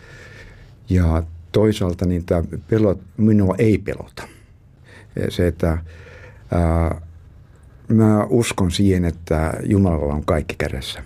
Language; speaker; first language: Finnish; native; Finnish